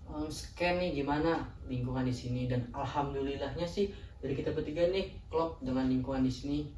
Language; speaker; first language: Indonesian; native; Indonesian